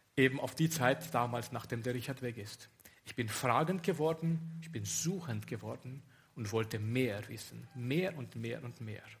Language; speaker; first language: German; non-native, fluent; Romanian